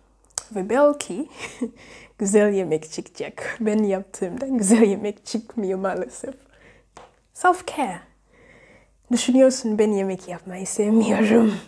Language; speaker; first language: Turkish; non-native, learner; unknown